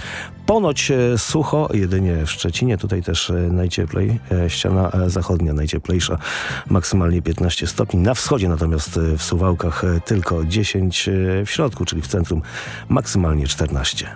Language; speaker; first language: Polish; native; Polish